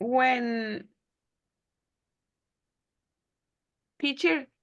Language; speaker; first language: English; non-native, learner; Spanish